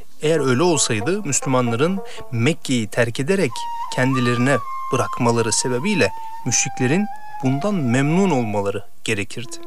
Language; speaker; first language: Turkish; native; Turkish